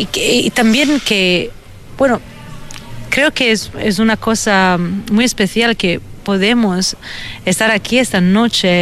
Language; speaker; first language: Spanish; non-native, fluent; Italian